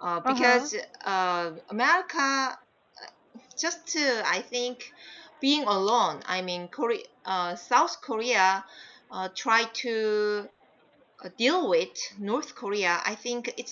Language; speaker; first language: English; non-native, fluent; Korean